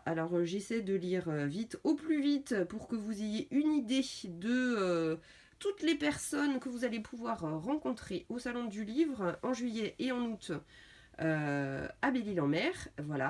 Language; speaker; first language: French; native; French